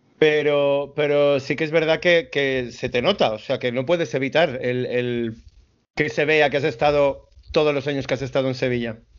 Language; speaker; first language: Spanish; native; Spanish